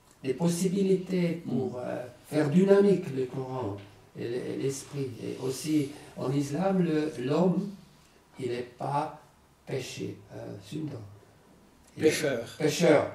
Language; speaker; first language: French; non-native, learner; German